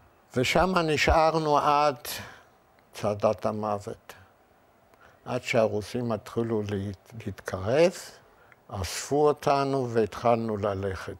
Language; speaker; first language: Hebrew; non-native, fluent; Yiddish